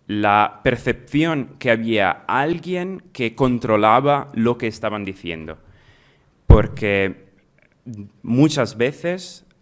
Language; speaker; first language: Spanish; non-native, fluent; Italian